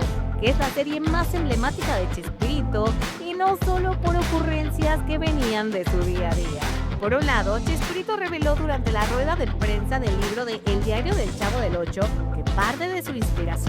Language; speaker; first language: Spanish; native; Spanish